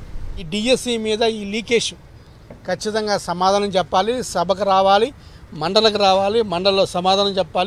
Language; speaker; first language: Telugu; native; Telugu